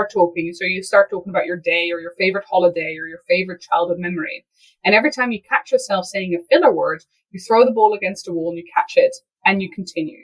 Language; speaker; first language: English; non-native, fluent; Dutch